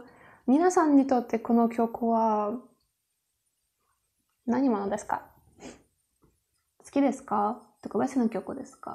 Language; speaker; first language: Japanese; non-native, fluent; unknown